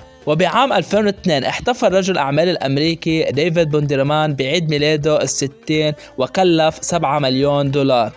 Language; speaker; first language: Arabic; native; Arabic